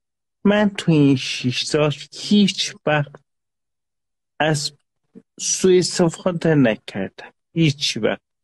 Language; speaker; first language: Persian; non-native, local second language; Azerbaijani